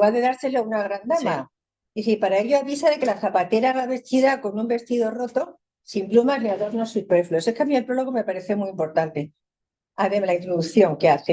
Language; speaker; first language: Spanish; native; Spanish